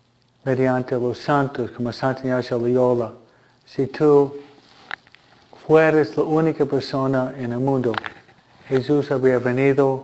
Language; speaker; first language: Spanish; non-native, fluent; Italian